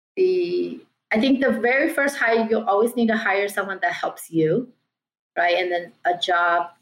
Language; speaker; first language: English; early bilingual, other home language; Chinese